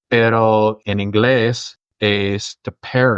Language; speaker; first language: Spanish; non-native, fluent; English